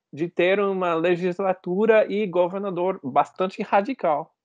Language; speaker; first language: Portuguese; non-native, fluent; English